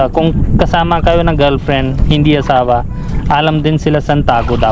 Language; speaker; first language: Filipino; non-native, learner; Hindi